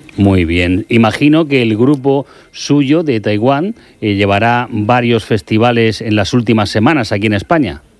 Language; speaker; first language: Spanish; native; Spanish